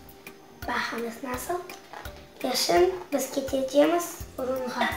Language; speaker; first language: Turkish; early bilingual, heritage; Crimean Tatar